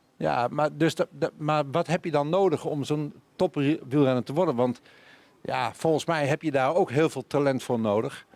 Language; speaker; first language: Dutch; native; Dutch